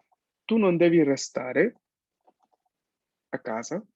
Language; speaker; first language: Italian; non-native, fluent; Spanish